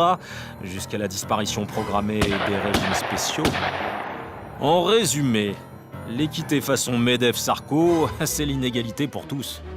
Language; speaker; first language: French; native; French